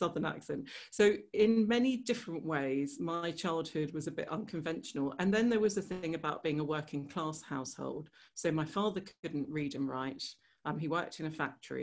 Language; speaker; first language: English; native; English